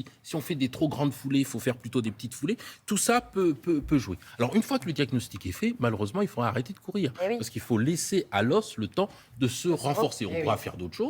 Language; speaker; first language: French; native; French